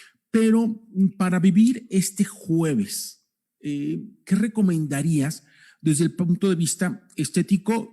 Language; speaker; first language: Spanish; native; Spanish